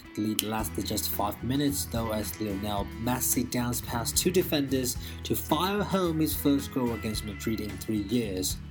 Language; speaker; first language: English; non-native, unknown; Chinese